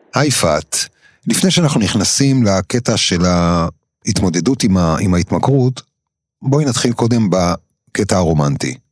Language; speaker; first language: Hebrew; native; Hebrew